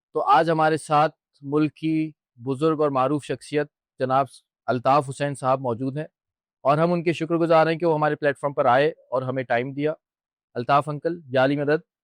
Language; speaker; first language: Urdu; native; Urdu